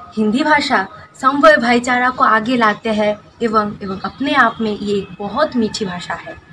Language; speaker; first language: Hindi; non-native, local second language; Bangla